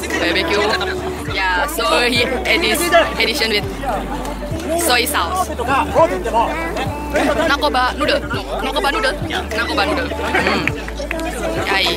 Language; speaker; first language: English; non-native, learner; Japanese